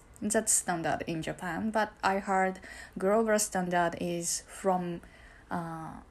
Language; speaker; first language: English; non-native, learner; Japanese